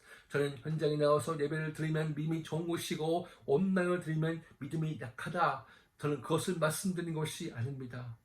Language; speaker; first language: Korean; native; Korean